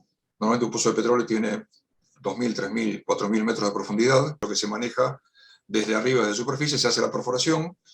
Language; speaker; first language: Spanish; native; Spanish